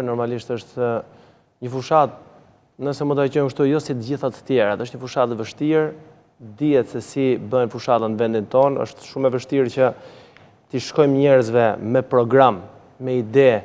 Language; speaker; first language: Albanian; native; Albanian